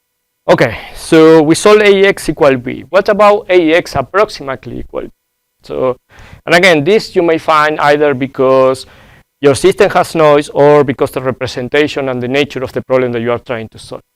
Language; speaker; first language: English; non-native, fluent; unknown